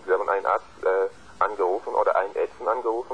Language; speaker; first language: German; non-native, fluent; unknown